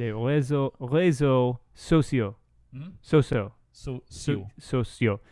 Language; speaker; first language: French; non-native, learner; English